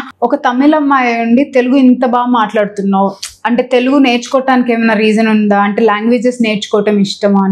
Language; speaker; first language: Telugu; native; Telugu